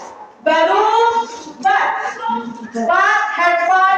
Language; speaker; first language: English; non-native, learner; Indonesian